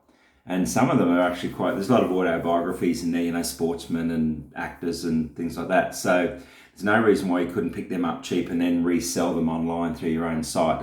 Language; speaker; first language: English; native; English